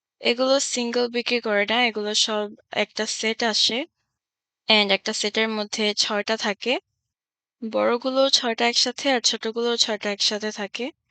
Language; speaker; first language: Bangla; early bilingual, heritage; Bangla